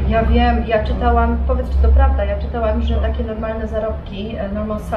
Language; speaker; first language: Polish; native; Polish